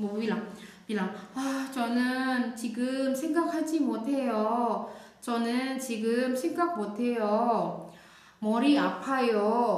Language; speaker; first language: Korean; non-native, learner; Indonesian